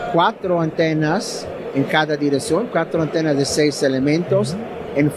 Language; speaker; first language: Spanish; non-native, learner; Italian